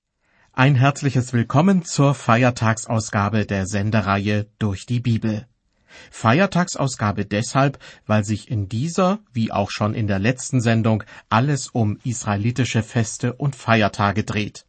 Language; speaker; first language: German; native; German